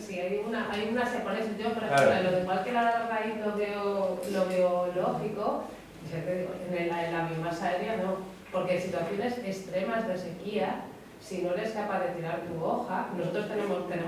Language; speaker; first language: Spanish; native; Spanish